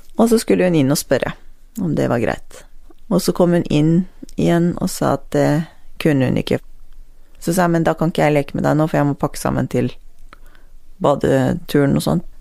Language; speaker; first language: Norwegian; early bilingual, other home language; Persian